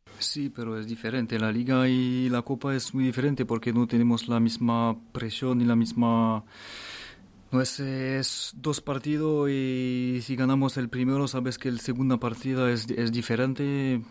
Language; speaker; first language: Spanish; non-native, fluent; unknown